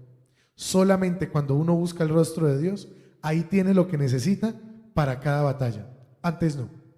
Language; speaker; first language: Spanish; native; Spanish